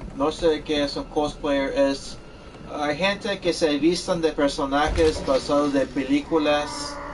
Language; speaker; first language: Spanish; early bilingual, heritage; Spanish